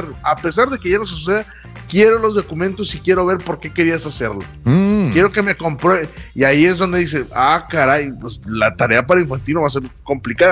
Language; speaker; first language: Spanish; native; Spanish